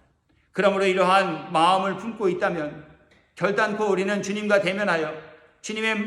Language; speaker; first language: Korean; native; Korean